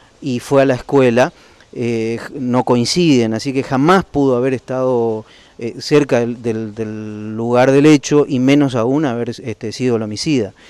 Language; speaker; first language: Spanish; native; Spanish